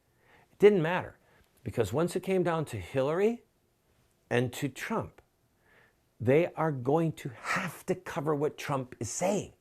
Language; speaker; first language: English; native; English